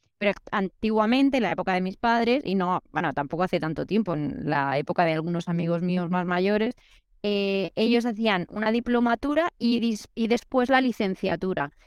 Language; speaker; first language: Spanish; native; Spanish